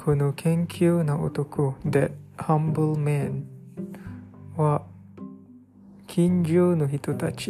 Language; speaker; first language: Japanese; non-native, learner; English